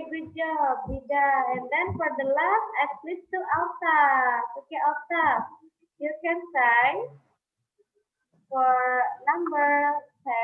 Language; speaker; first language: English; non-native, fluent; Indonesian